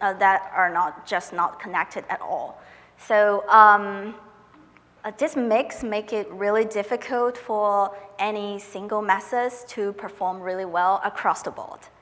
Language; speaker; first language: English; non-native, fluent; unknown